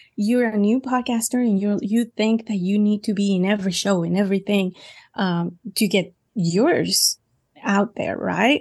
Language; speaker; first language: English; non-native, fluent; Spanish